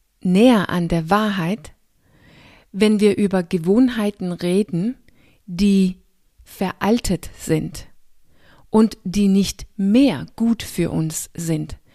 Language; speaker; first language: German; non-native, fluent; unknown